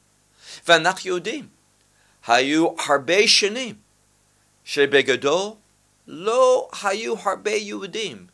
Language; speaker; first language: Hebrew; non-native, fluent; English